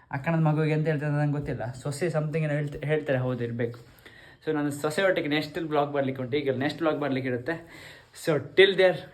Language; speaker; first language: Kannada; non-native, local second language; Tulu